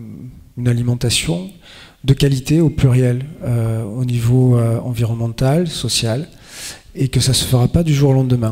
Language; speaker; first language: French; native; French